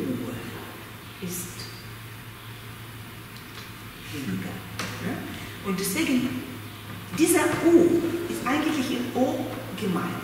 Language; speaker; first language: German; non-native, fluent; Russian